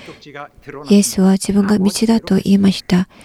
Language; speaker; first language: Japanese; non-native, learner; Korean